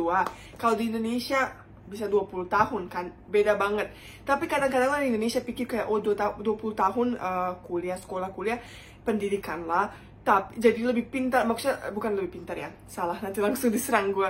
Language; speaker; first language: Indonesian; non-native, fluent; Bosnian